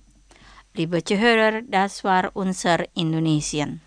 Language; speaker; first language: German; non-native, fluent; Indonesian